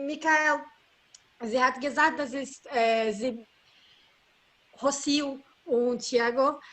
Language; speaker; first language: German; non-native, learner; Portuguese